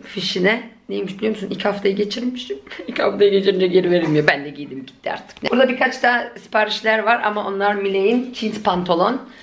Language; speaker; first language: Turkish; early bilingual, heritage; Turkish